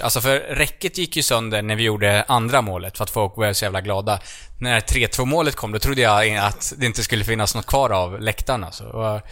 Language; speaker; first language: Swedish; native; Swedish